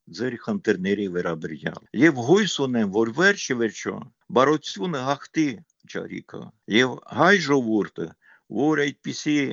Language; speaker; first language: Armenian; non-native, fluent; Ukrainian